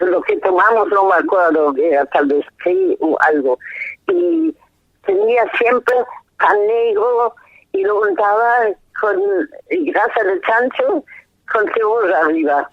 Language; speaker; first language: Spanish; non-native, fluent; German